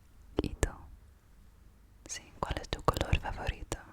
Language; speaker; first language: Spanish; non-native, learner; English